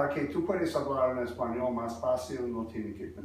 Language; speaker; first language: Spanish; non-native, learner; English